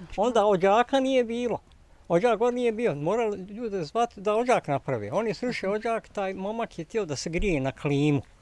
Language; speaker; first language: Croatian; native; Croatian